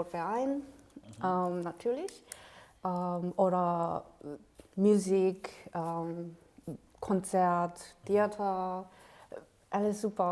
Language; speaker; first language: German; non-native, fluent; Korean